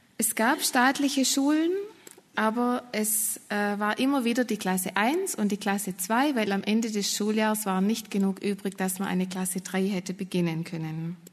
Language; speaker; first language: German; native; German